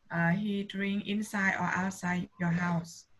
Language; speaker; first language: English; non-native, learner; Vietnamese